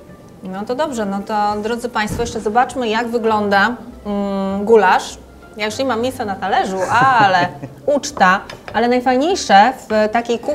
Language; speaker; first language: Polish; native; Polish